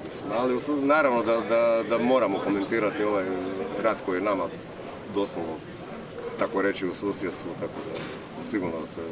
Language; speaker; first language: Croatian; native; Croatian